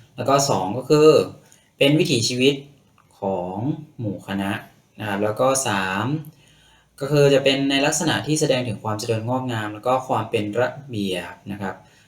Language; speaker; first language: Thai; native; Thai